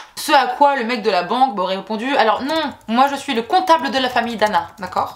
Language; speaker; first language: French; native; French